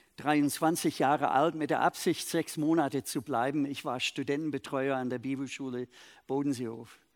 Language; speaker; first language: German; non-native, fluent; English